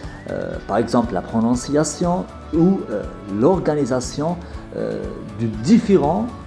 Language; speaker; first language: French; non-native, fluent; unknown